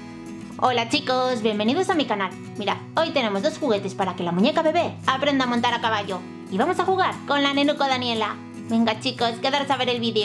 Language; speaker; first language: Spanish; native; Spanish